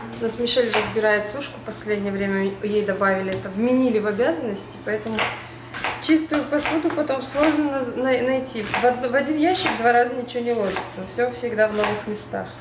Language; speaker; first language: Russian; native; Russian